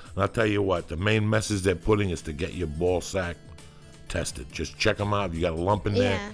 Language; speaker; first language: English; native; English